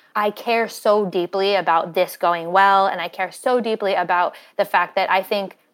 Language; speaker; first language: English; native; English